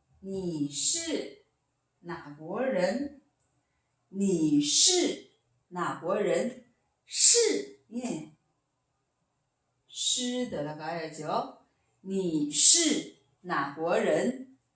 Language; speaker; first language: Chinese; non-native, fluent; Korean